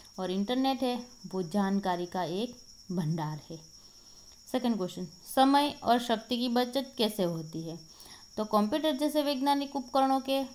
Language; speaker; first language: Hindi; non-native, local second language; Gujarati